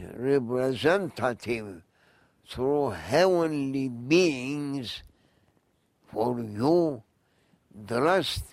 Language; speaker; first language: English; non-native, fluent; Turkish